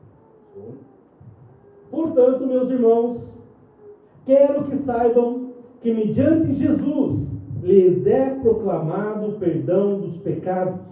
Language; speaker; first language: Portuguese; native; Portuguese